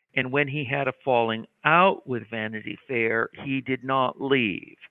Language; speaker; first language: English; native; English